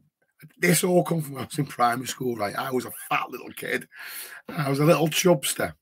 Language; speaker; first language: English; native; English